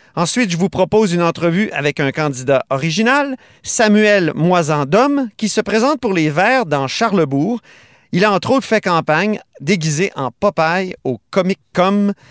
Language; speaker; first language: French; native; French